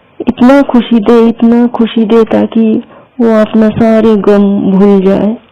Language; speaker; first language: Hindi; non-native, local second language; Bangla